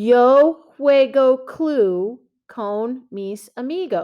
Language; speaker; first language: Spanish; non-native, fluent; English